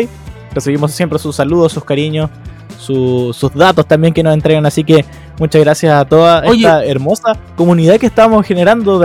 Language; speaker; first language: Spanish; native; Spanish